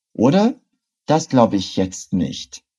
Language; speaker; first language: German; non-native, fluent; Portuguese